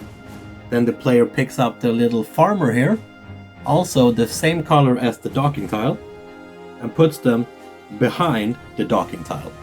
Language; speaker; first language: English; non-native, fluent; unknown